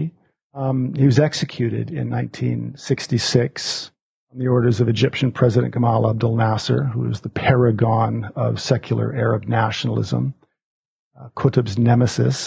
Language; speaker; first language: English; native; English